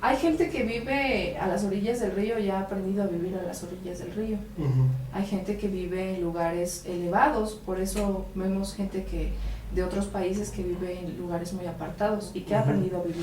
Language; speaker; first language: Spanish; native; Spanish